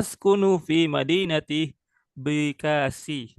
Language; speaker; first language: Arabic; non-native, fluent; Indonesian